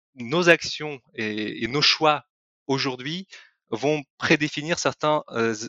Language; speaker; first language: French; non-native, fluent; Russian